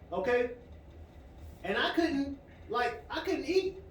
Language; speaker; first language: English; native; English